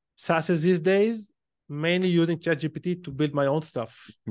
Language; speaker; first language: English; non-native, fluent; Hebrew